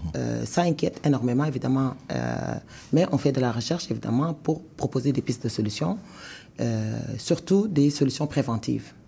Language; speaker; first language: French; non-native, local second language; Wolof